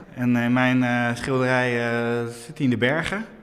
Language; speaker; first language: Dutch; native; Dutch